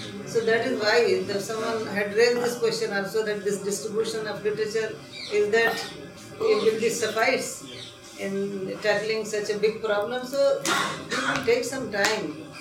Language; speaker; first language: English; non-native, local second language; Urdu